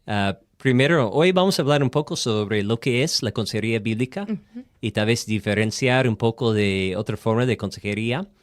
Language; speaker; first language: Spanish; non-native, fluent; English